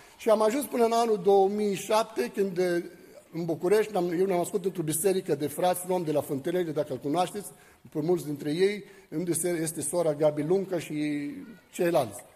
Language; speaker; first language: Romanian; non-native, fluent; Arabic